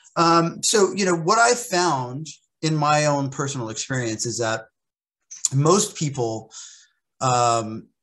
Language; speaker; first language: English; native; English